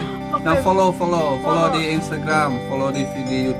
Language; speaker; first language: Indonesian; non-native, learner; Dutch